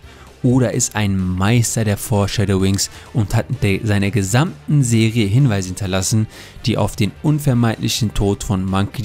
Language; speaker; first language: German; native; German